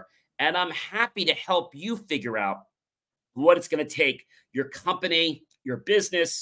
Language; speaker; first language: English; native; English